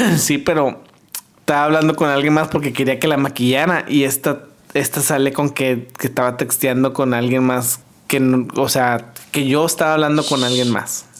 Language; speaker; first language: Spanish; early bilingual, heritage; Spanish